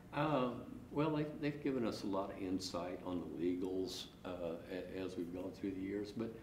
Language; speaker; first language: English; native; English